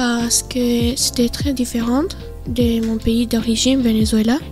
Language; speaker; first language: French; non-native, learner; Spanish